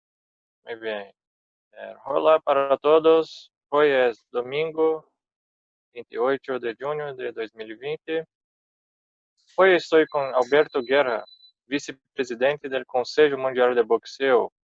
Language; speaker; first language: Spanish; non-native, fluent; Portuguese